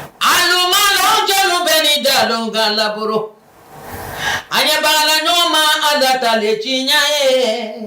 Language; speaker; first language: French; non-native, local second language; Mandingo